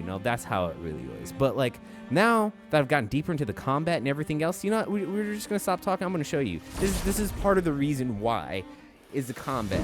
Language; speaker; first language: English; native; English